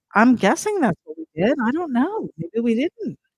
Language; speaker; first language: English; native; English